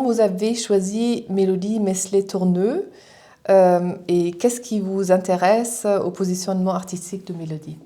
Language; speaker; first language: French; non-native, fluent; German